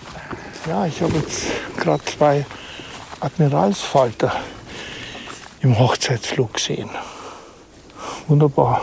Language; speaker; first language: German; native; German